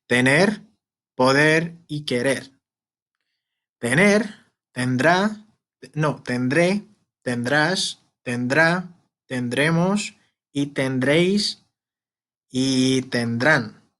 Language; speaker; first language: Spanish; non-native, fluent; Arabic